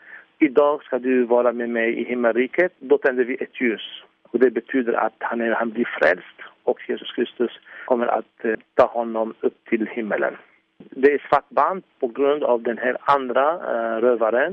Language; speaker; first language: Swedish; non-native, fluent; Arabic